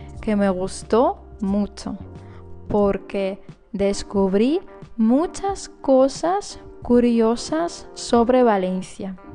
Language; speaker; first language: Spanish; non-native, fluent; Russian